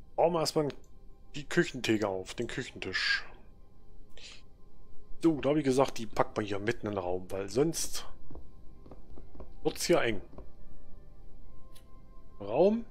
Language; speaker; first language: German; native; German